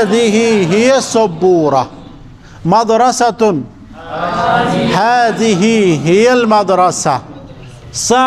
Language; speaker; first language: Arabic; non-native, fluent; Urdu